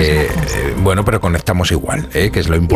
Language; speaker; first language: Spanish; native; Spanish